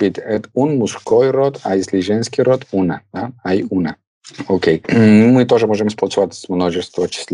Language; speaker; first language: Russian; non-native, fluent; Spanish